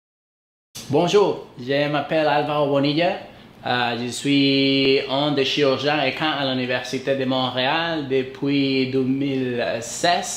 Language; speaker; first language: French; non-native, learner; Spanish